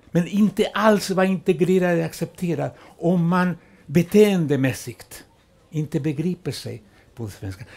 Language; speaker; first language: Swedish; non-native, fluent; Spanish